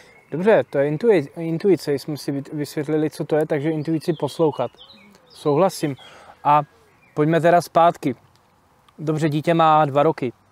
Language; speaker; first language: Czech; native; Czech